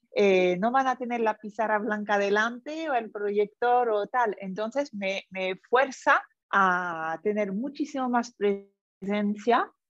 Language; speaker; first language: Spanish; non-native, fluent; French